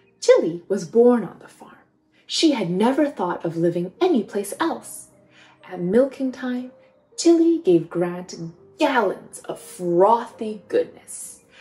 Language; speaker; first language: English; native; English